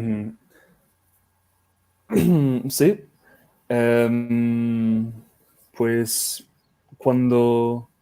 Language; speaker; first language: Spanish; non-native, fluent; English